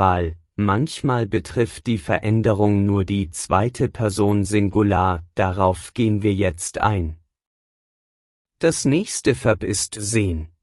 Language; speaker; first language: German; non-native, fluent; Persian